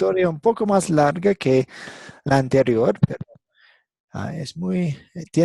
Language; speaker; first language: Spanish; non-native, fluent; English